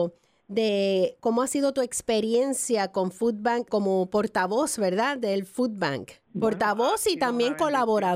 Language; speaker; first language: Spanish; native; Spanish